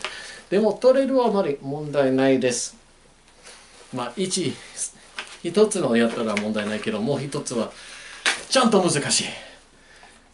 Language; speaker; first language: Japanese; non-native, learner; English